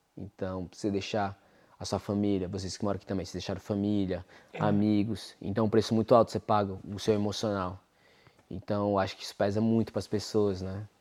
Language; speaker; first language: Portuguese; native; Portuguese